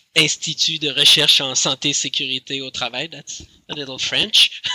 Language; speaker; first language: English; non-native, fluent; French